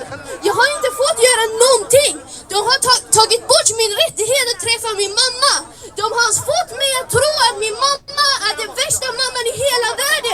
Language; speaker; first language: Swedish; early bilingual, other home language; Somali